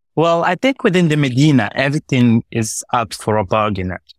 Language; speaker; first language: English; non-native, fluent; Arabic